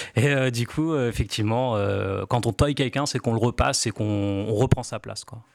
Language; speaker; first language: French; native; French